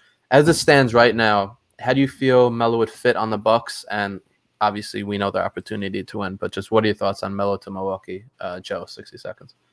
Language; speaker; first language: English; native; English